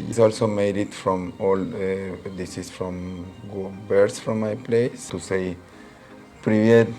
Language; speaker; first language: English; non-native, local second language; Spanish